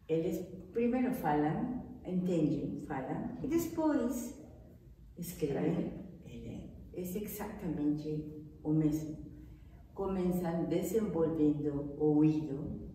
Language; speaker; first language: Portuguese; non-native, fluent; Spanish